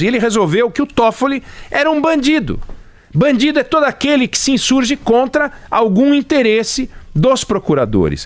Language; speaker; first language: Portuguese; native; Portuguese